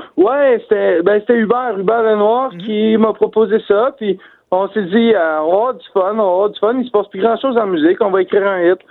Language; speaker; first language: French; native; French